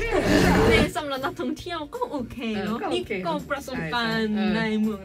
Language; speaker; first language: Thai; non-native, learner; Korean